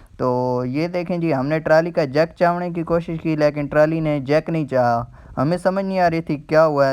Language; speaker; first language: Urdu; non-native, local second language; Punjabi